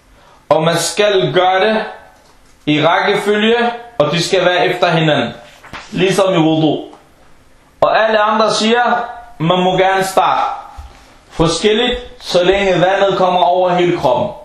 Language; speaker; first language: Danish; non-native, fluent; Arabic